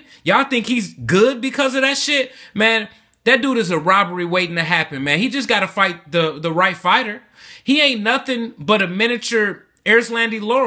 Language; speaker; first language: English; native; English